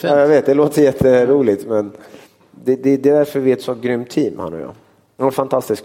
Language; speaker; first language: Swedish; early bilingual, other home language; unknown